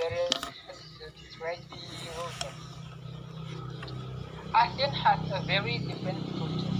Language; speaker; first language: English; non-native, learner; Indonesian